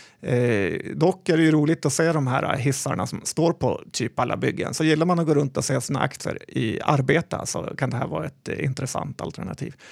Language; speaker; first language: Swedish; native; Swedish